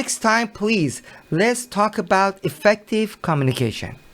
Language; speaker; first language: English; non-native, learner; Persian